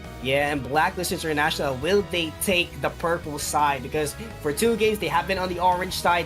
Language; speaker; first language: English; non-native, local second language; Filipino